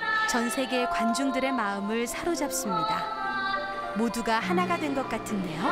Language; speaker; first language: Korean; native; Korean